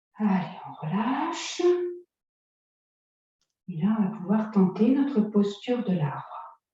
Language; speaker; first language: French; native; French